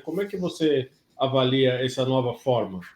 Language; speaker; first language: Portuguese; native; Portuguese